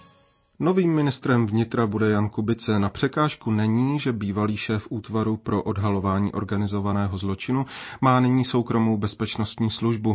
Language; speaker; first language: Czech; native; Czech